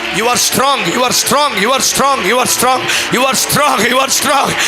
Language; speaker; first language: English; non-native, local second language; Tamil